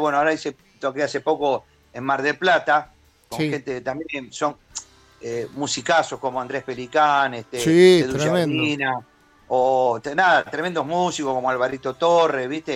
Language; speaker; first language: Spanish; native; Spanish